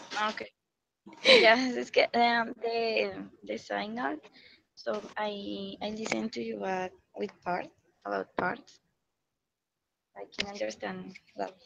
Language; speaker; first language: English; non-native, learner; Spanish